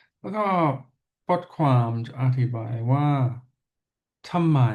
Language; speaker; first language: Thai; non-native, learner; English